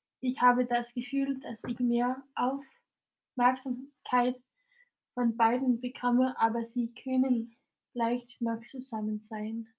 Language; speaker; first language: German; non-native, fluent; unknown